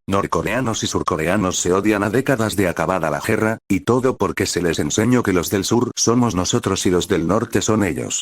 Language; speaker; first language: Spanish; native; Spanish